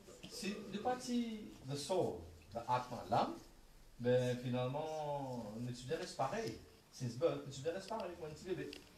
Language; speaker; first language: French; non-native, local second language; Morisyen